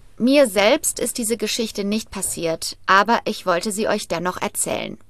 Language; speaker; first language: German; native; German